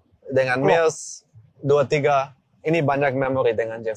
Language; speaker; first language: Indonesian; non-native, learner; Dutch